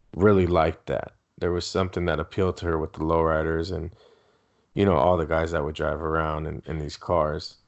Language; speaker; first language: English; early bilingual, other home language; Spanish